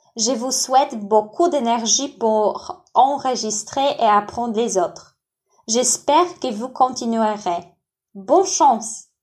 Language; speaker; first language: French; non-native, fluent; Polish